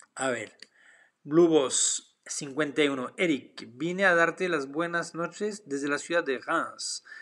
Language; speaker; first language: Spanish; non-native, fluent; French